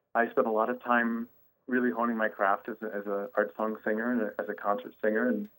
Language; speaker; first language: English; native; English